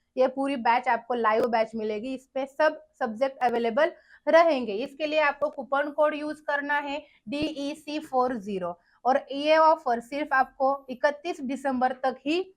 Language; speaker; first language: Hindi; non-native, local second language; Marathi